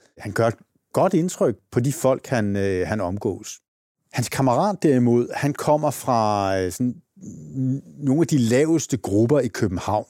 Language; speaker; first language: Danish; native; Danish